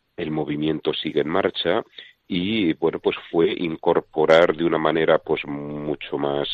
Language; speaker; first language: Spanish; native; Spanish